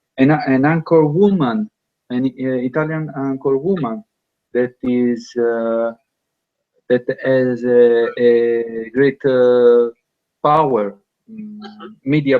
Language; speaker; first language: English; non-native, learner; Italian